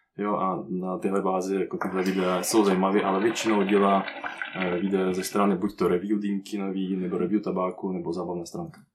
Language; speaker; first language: Czech; non-native, fluent; Russian